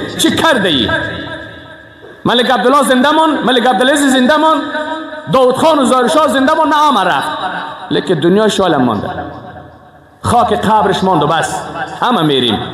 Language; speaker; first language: Persian; native; Persian